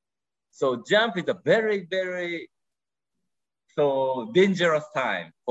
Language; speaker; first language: English; non-native, learner; Japanese